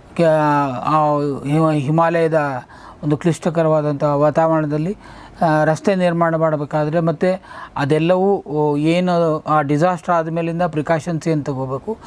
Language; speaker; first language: Kannada; native; Kannada